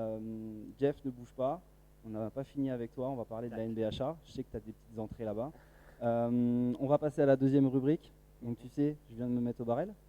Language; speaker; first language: French; native; French